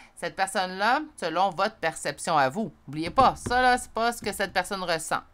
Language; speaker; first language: French; native; French